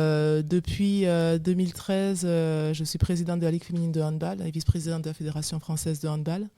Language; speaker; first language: French; native; French